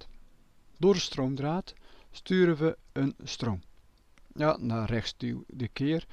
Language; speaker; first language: Dutch; native; Dutch